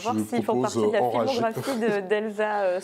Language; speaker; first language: French; native; French